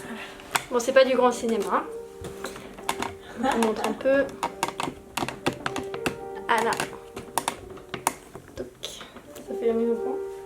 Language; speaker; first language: French; native; French